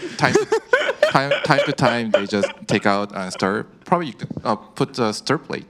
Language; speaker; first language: English; non-native, fluent; Korean